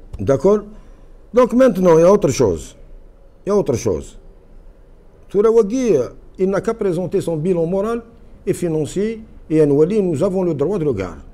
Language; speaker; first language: French; non-native, local second language; Kabyle